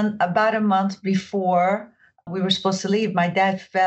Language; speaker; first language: English; early bilingual, other home language; Arabic